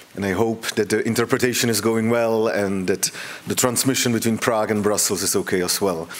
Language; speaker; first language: English; non-native, fluent; Czech